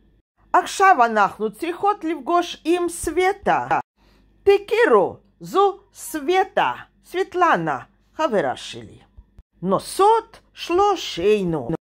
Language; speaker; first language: Hebrew; non-native, fluent; Russian